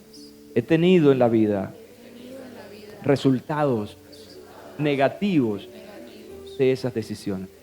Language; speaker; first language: Spanish; native; Spanish